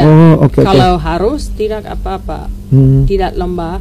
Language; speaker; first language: Indonesian; non-native, learner; English